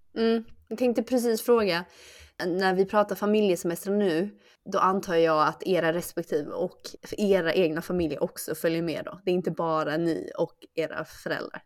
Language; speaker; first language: Swedish; early bilingual, other home language; Chinese